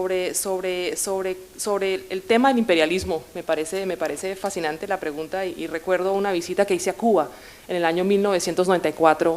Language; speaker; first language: Spanish; native; Spanish